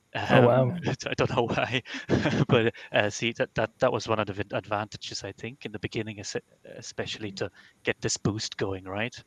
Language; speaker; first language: English; non-native, fluent; Dutch